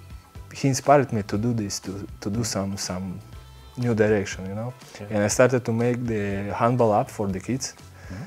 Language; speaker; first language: English; non-native, learner; Belarusian